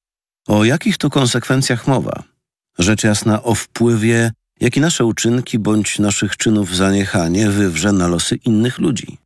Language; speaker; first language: Polish; native; Polish